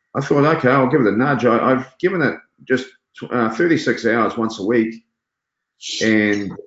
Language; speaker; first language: English; native; English